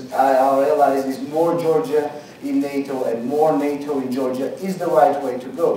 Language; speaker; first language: English; non-native, fluent; Georgian